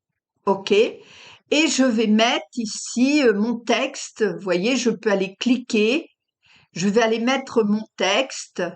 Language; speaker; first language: French; native; French